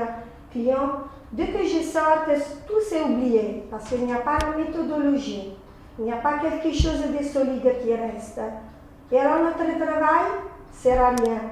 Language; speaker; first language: French; non-native, fluent; Italian